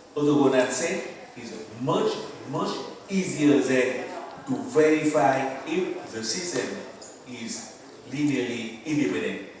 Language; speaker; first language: English; non-native, fluent; Vietnamese